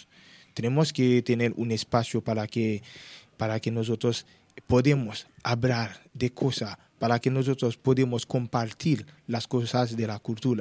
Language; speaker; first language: Spanish; non-native, learner; Haitian Creole